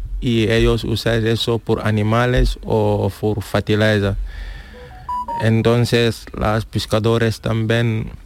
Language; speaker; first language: Spanish; non-native, learner; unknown